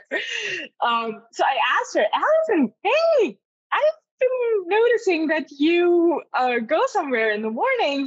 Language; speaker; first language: English; non-native, local second language; Urdu